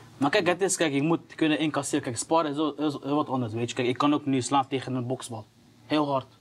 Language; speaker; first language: Dutch; early bilingual, other home language; Turkish